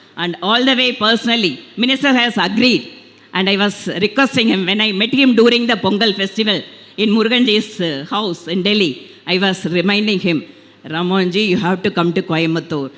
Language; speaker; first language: English; non-native, local second language; Tamil